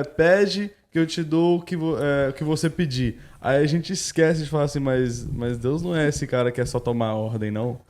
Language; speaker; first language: Portuguese; early bilingual, heritage; Portuguese